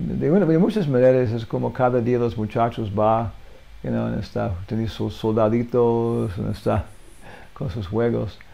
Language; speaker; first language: Spanish; non-native, learner; English